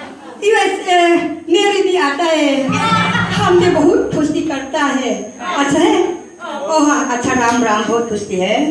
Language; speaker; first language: Hindi; non-native, local second language; Mizo